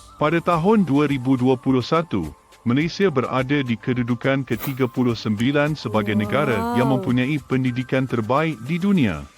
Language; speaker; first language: Malay; native; Malay